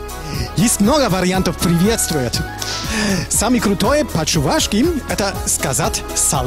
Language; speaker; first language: Russian; non-native, fluent; German